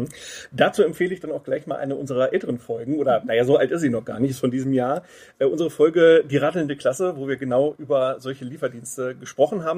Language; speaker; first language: German; native; German